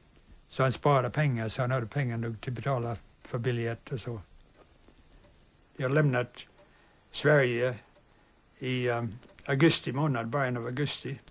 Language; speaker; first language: Swedish; early bilingual, heritage; English